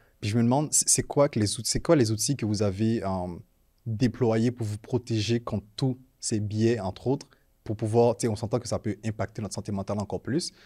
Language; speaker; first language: French; native; French